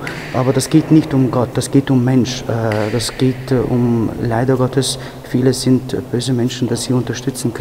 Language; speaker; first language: German; non-native, fluent; Ukrainian